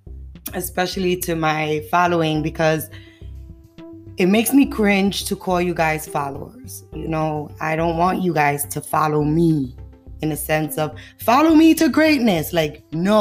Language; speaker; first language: English; native; English